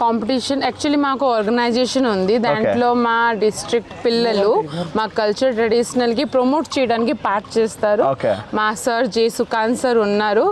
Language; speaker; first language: Telugu; non-native, local second language; Odia